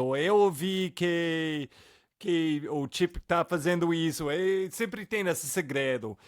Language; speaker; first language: Portuguese; non-native, fluent; English